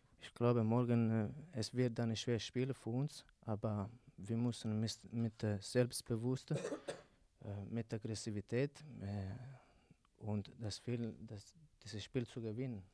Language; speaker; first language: German; non-native, learner; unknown